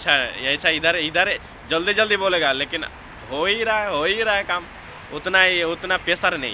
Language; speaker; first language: Hindi; non-native, local second language; Bangla